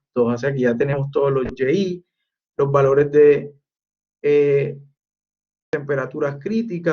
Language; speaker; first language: Spanish; native; Spanish